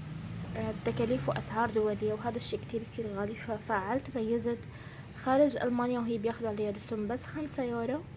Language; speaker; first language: Arabic; native; Arabic